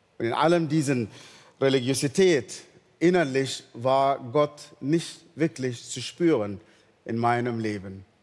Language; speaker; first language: German; non-native, fluent; Arabic